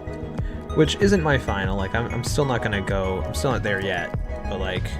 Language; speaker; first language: English; native; English